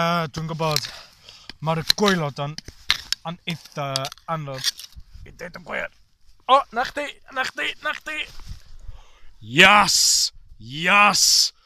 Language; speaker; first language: Welsh; non-native, learner; English